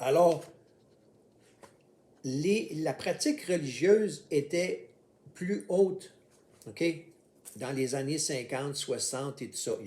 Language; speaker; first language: French; native; French